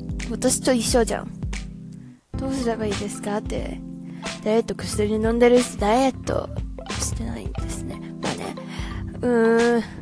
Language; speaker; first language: Japanese; non-native, learner; Cantonese